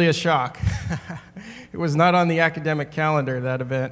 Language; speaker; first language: English; native; English